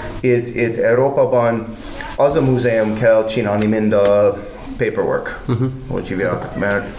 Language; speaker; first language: Hungarian; non-native, learner; English